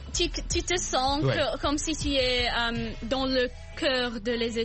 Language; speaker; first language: French; non-native, learner; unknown